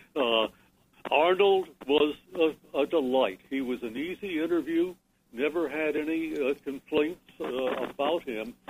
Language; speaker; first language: English; native; English